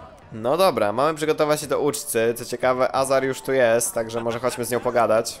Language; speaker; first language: Polish; native; Polish